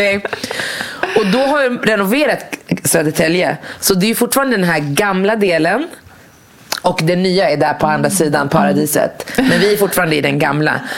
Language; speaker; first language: Swedish; early bilingual, other home language; Arabic